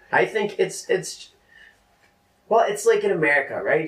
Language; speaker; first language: English; non-native, fluent; Czech